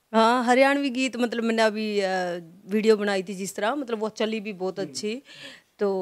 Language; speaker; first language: Hindi; non-native, local second language; Haryanvi